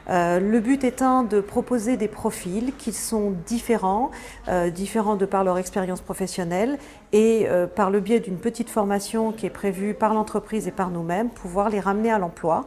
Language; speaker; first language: French; native; French